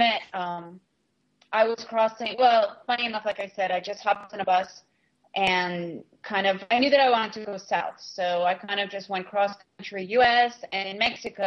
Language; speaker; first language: English; early bilingual, other home language; Russian